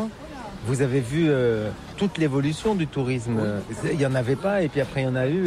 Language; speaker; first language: French; native; French